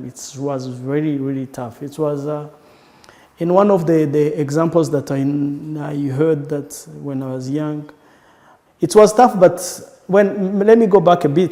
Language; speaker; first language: English; non-native, local second language; Kinyarwanda